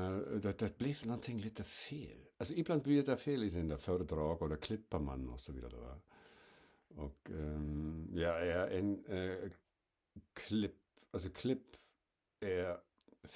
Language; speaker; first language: Swedish; non-native, fluent; German